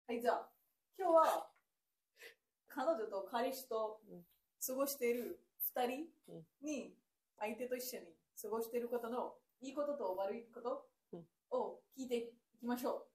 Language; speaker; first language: Japanese; non-native, fluent; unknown